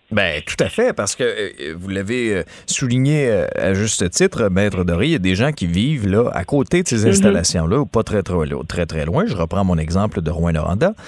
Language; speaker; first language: French; native; French